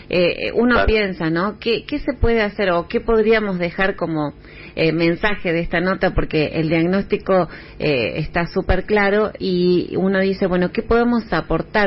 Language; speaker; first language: Spanish; native; Spanish